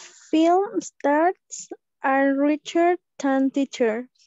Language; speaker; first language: English; non-native, learner; Spanish